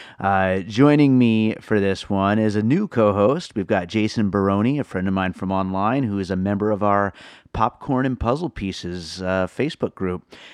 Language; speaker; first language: English; native; English